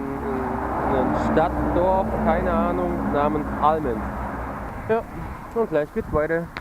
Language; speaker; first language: German; native; German